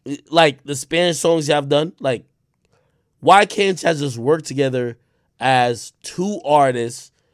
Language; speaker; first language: English; native; English